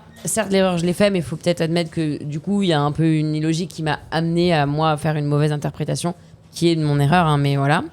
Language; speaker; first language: French; native; French